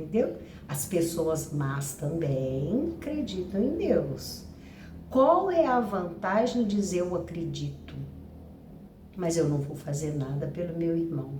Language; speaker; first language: Portuguese; native; Portuguese